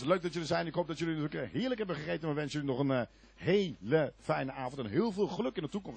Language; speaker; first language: Dutch; native; Dutch